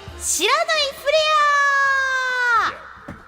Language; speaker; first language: Japanese; native; Japanese